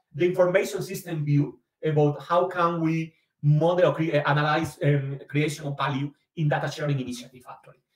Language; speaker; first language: English; non-native, fluent; Spanish